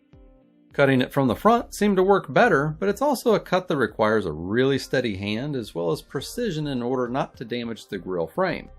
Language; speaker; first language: English; native; English